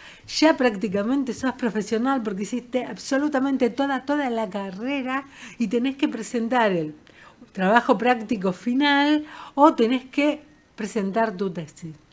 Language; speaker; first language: Spanish; native; Spanish